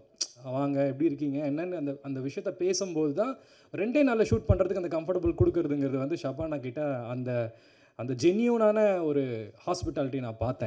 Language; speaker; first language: Tamil; native; Tamil